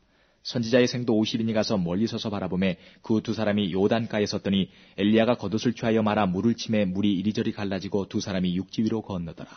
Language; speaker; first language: Korean; native; Korean